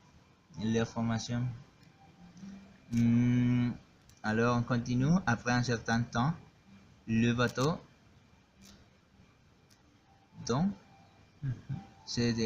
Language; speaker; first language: French; non-native, learner; Spanish